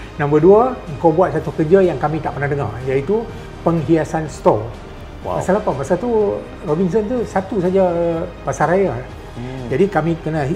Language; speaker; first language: Malay; native; Malay